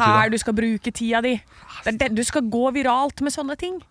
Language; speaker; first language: Norwegian; native; Norwegian